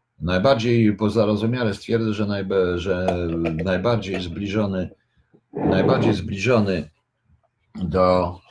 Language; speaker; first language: Polish; native; Polish